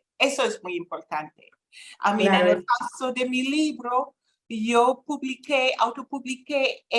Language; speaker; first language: Spanish; non-native, fluent; English